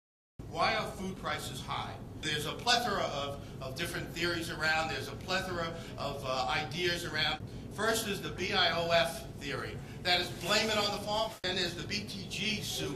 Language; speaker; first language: English; native; English